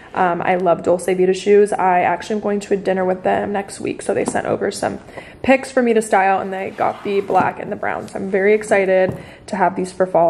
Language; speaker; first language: English; native; English